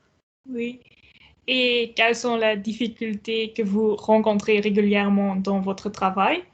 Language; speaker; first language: French; non-native, local second language; Dutch